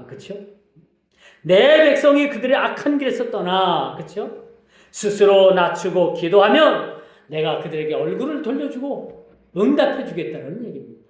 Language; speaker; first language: Korean; native; Korean